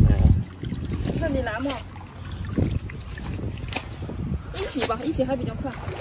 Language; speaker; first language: Chinese; native; Chinese